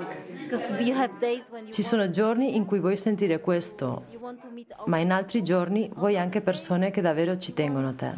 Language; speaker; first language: Italian; non-native, fluent; Polish